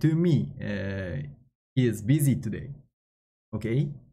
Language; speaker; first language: English; non-native, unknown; Japanese